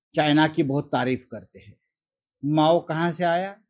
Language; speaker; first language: Hindi; non-native, local second language; Marathi